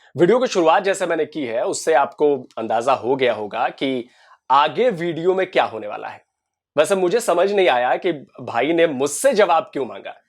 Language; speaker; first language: Hindi; native; Hindi